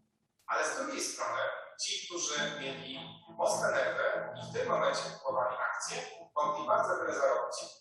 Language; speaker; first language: Polish; native; Polish